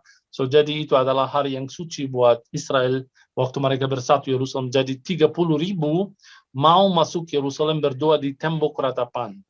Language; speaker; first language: Indonesian; non-native, fluent; Arabic